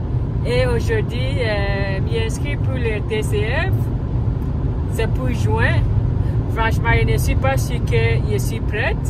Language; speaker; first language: French; non-native, learner; English